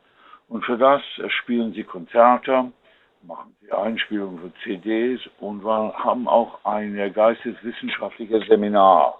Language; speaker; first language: German; non-native, fluent; English